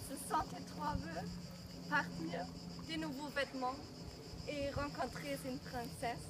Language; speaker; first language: French; non-native, learner; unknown